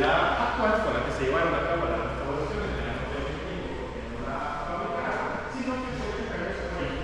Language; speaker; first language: Spanish; native; Spanish